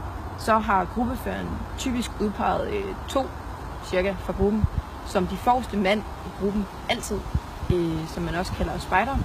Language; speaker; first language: Danish; native; Danish